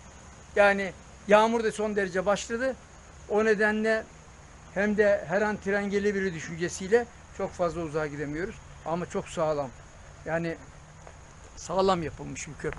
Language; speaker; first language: Turkish; native; Turkish